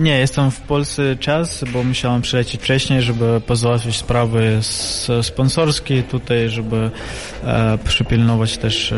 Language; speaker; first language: Polish; non-native, fluent; Russian